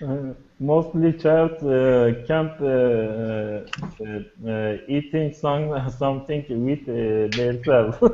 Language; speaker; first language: English; non-native, learner; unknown